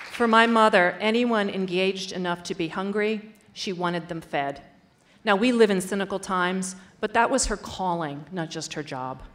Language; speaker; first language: English; native; English